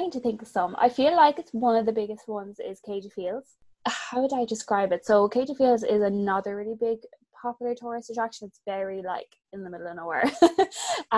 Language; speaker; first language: English; native; English